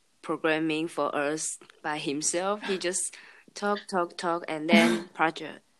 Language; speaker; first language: English; non-native, learner; Chinese